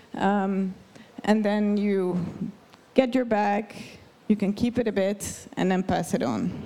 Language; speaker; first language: English; non-native, fluent; Dutch